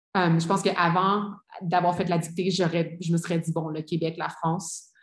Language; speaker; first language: French; native; French